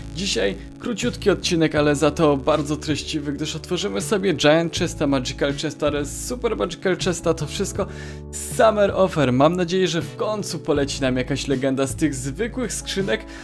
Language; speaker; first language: Polish; native; Polish